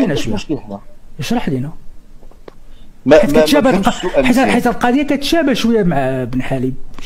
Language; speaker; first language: Arabic; native; Arabic